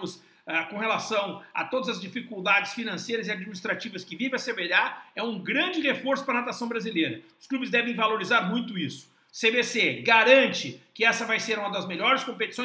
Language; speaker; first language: Portuguese; native; Portuguese